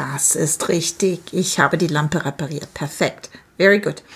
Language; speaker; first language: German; non-native, fluent; English